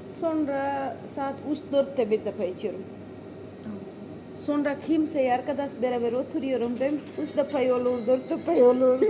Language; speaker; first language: Turkish; non-native, learner; Gujarati